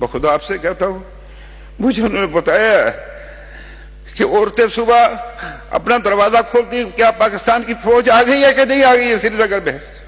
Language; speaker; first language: Urdu; native; Urdu